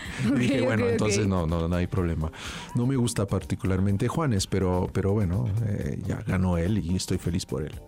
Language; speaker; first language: Spanish; early bilingual, heritage; French